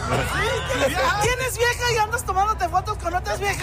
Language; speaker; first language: Spanish; early bilingual, heritage; Spanish